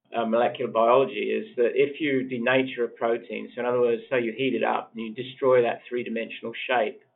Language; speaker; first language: English; native; English